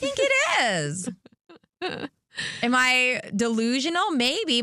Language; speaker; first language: English; native; English